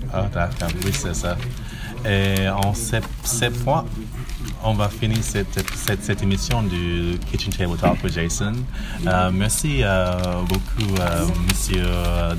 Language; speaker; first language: French; non-native, learner; English